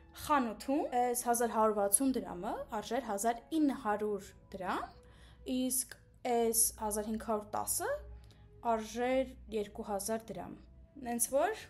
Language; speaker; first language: Armenian; early bilingual, heritage; Armenian